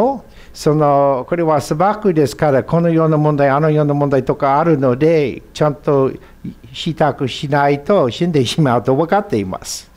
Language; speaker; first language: Japanese; non-native, fluent; English